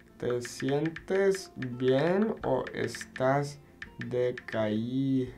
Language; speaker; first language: Spanish; non-native, fluent; English